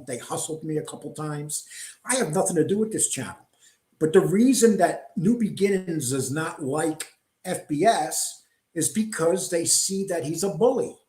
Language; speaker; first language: English; native; English